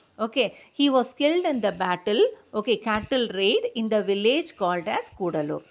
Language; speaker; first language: English; non-native, local second language; Tamil